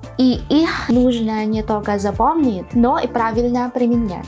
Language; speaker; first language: Russian; non-native, learner; Filipino